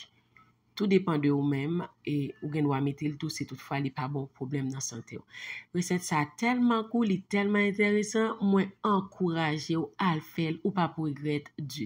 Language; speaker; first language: French; non-native, learner; Haitian Creole